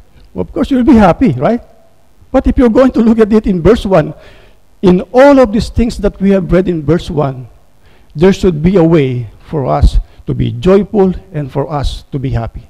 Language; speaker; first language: English; non-native, local second language; Filipino